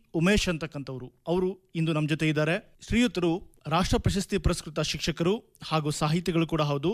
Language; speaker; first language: Kannada; native; Kannada